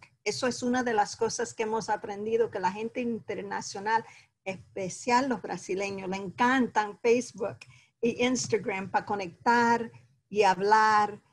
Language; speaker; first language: Spanish; early bilingual, heritage; Spanish